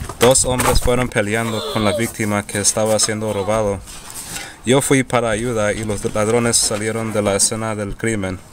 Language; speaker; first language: Spanish; non-native, learner; English